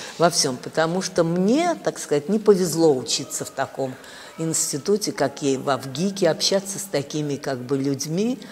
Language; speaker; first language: Russian; native; Russian